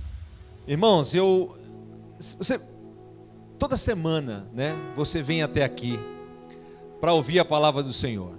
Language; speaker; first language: Portuguese; native; Portuguese